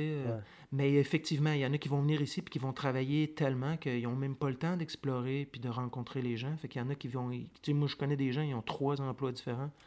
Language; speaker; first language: French; native; French